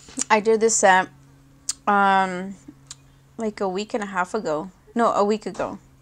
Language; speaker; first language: English; early bilingual, other home language; Spanish